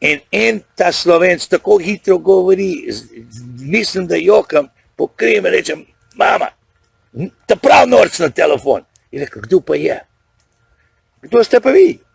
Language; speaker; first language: Slovenian; early bilingual, heritage; Slovenian